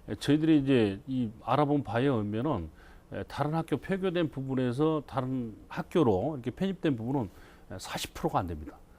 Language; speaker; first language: Korean; native; Korean